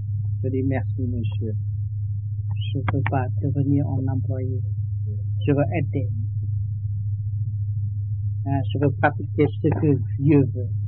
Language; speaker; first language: French; non-native, learner; Vietnamese